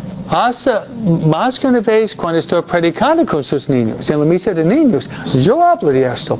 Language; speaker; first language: Spanish; non-native, fluent; English